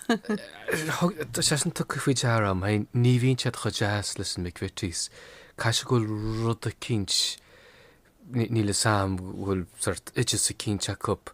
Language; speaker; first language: Irish; non-native, local second language; English